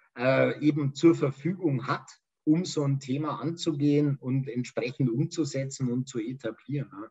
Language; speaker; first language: German; native; German